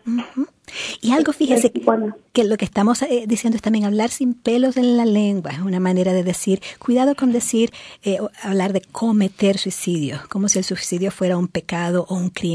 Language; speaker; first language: Spanish; native; Spanish